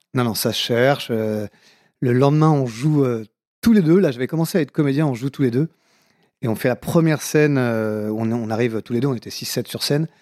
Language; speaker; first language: French; native; French